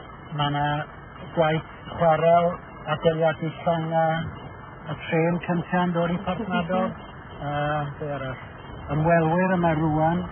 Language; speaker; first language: Welsh; native; Welsh